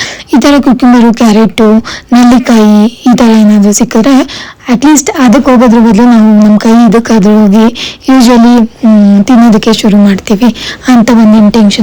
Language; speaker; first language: Kannada; native; Kannada